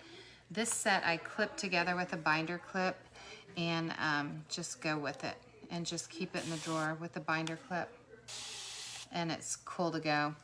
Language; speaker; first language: English; native; English